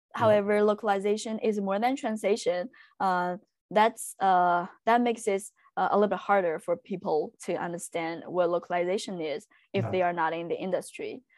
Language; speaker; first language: English; non-native, fluent; Chinese